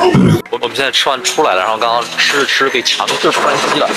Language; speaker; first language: Chinese; native; Chinese